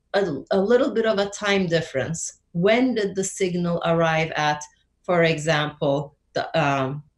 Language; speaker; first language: English; non-native, fluent; Turkish